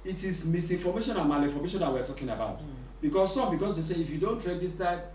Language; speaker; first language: English; non-native, local second language; Yoruba